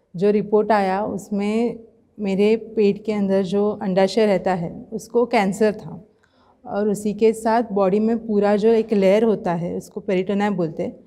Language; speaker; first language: Hindi; non-native, local second language; Marathi